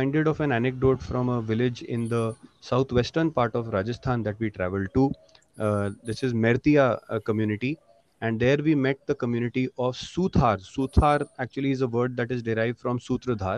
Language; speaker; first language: English; non-native, local second language; Punjabi